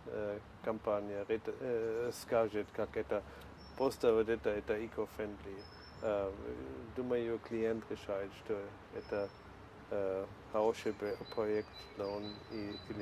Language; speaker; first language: Russian; non-native, learner; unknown